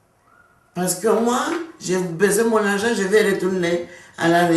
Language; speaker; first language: French; non-native, local second language; Réunion Creole French